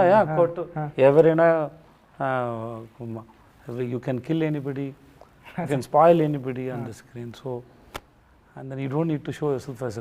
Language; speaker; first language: Telugu; non-native, learner; Tamil